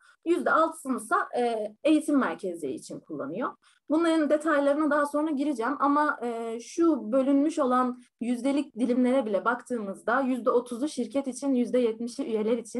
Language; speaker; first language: Turkish; native; Turkish